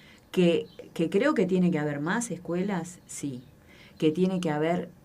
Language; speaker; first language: Spanish; native; Spanish